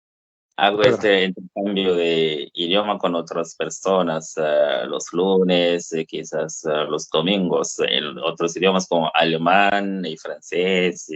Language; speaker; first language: Spanish; non-native, fluent; English